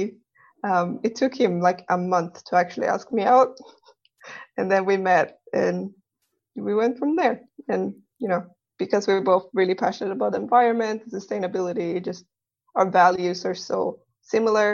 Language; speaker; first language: English; non-native, fluent; Swedish